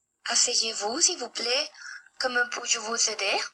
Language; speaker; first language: French; non-native, learner; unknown